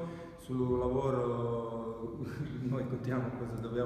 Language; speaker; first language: Italian; non-native, fluent; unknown